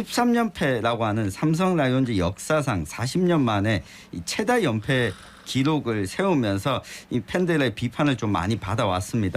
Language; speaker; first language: Korean; native; Korean